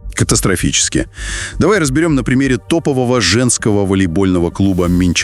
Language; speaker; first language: Russian; native; Russian